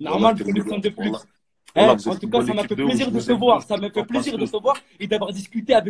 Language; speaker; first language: French; native; French